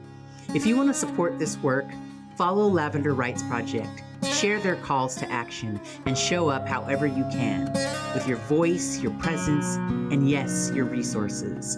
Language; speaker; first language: English; native; English